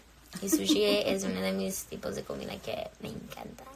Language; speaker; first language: Spanish; early bilingual, heritage; English